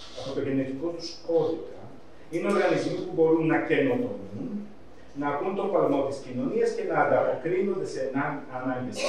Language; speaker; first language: Greek; native; Greek